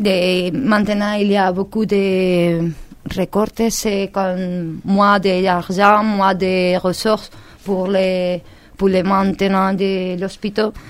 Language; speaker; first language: French; non-native, learner; Spanish